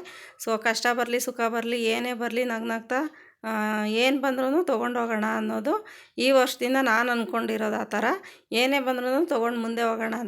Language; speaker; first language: Kannada; native; Kannada